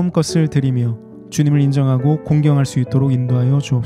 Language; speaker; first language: Korean; native; Korean